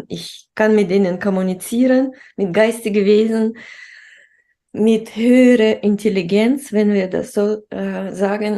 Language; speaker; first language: German; non-native, fluent; Russian